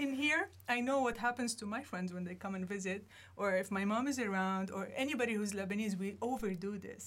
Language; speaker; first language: English; non-native, fluent; Arabic